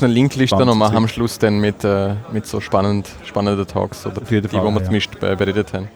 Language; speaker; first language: German; native; German